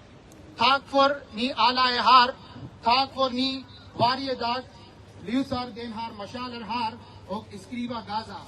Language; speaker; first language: Swedish; non-native, fluent; Urdu